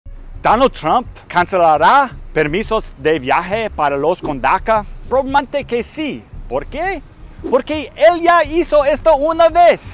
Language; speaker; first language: Spanish; non-native, fluent; English